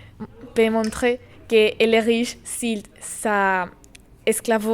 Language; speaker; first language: French; non-native, learner; Spanish